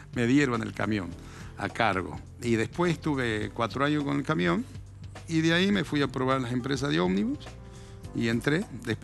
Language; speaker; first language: Spanish; native; Spanish